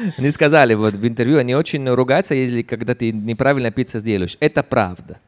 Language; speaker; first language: Russian; non-native, fluent; Italian